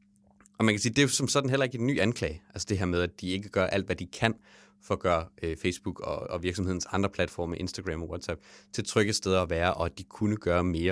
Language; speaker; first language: Danish; native; Danish